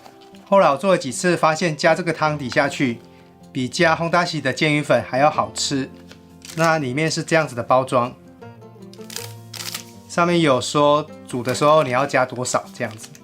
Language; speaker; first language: Chinese; native; Chinese